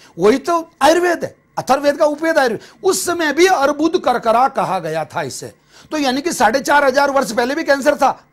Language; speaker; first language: Hindi; native; Hindi